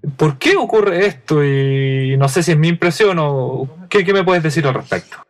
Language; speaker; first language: Spanish; native; Spanish